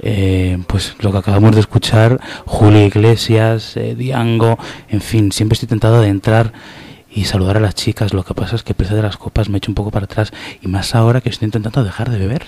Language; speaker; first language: Spanish; native; Spanish